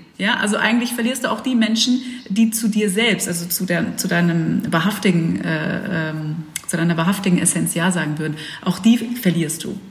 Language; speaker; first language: German; early bilingual, other home language; Dutch